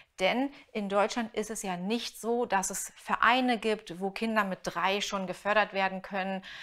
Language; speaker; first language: German; native; German